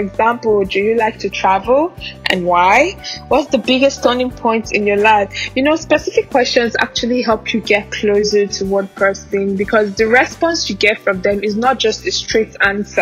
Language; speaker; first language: English; non-native, local second language; Igbo